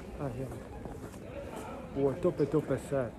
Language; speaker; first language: Chinese; non-native, learner; Italian